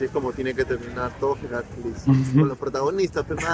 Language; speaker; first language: Spanish; native; Spanish